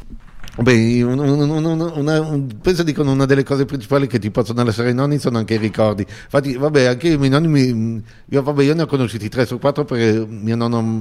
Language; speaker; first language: Italian; native; Italian